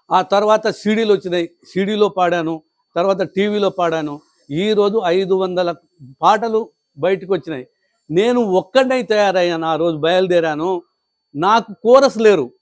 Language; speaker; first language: Telugu; non-native, local second language; Lambadi